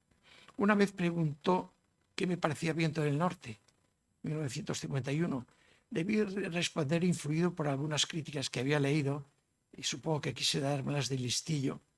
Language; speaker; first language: Spanish; native; Spanish